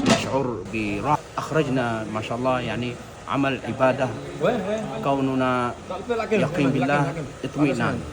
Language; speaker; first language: Arabic; non-native, learner; Malay